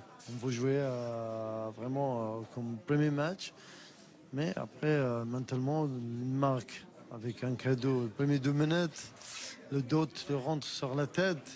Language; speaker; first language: French; non-native, learner; Arabic